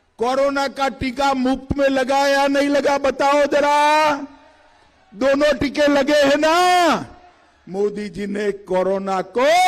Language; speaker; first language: Hindi; native; Hindi